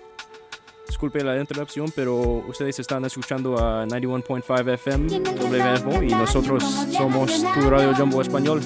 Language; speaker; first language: Spanish; non-native, learner; English